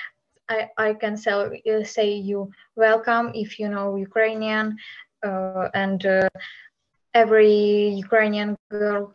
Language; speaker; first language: English; non-native, learner; Ukrainian